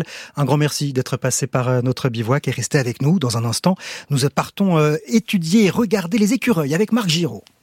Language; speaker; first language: French; native; French